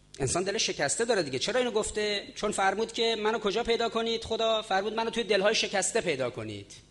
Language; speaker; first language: Persian; native; Persian